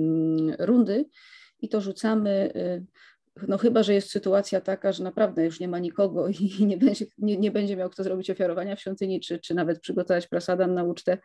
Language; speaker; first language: Polish; native; Polish